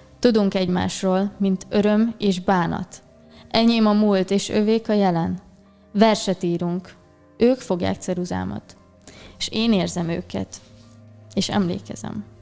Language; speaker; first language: Hungarian; native; Hungarian